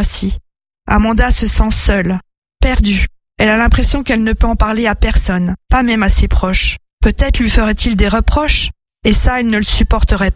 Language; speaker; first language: French; native; French